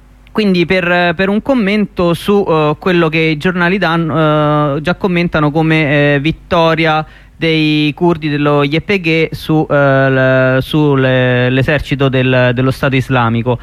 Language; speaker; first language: Italian; native; Italian